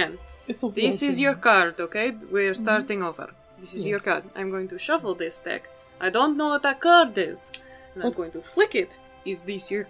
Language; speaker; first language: English; native; English